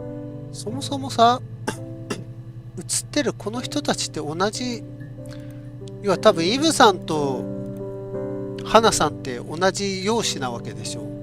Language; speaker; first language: Japanese; native; Japanese